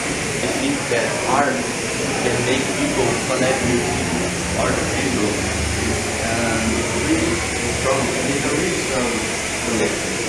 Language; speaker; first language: English; non-native, learner; Portuguese